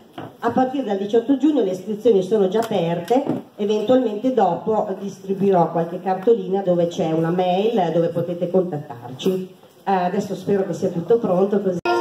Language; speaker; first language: Italian; native; Italian